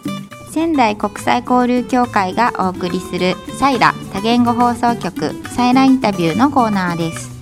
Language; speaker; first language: Japanese; native; Japanese